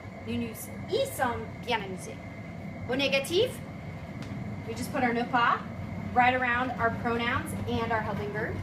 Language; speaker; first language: French; non-native, fluent; English